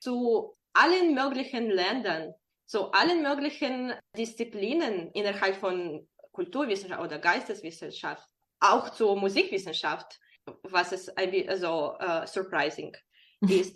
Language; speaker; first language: German; non-native, fluent; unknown